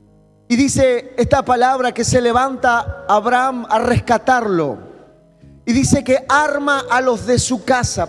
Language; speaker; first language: Spanish; native; Spanish